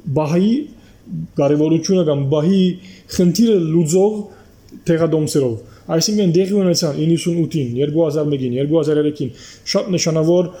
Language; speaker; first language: Armenian; early bilingual, heritage; Armenian